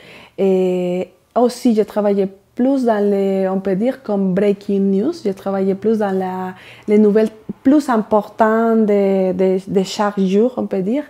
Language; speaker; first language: French; non-native, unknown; Spanish